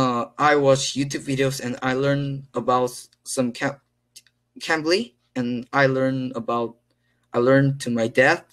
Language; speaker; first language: English; non-native, learner; Korean